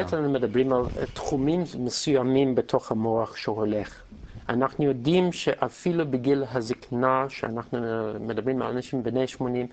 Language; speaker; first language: Hebrew; non-native, fluent; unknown